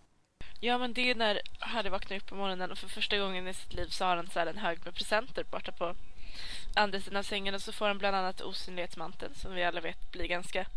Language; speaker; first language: Swedish; native; Swedish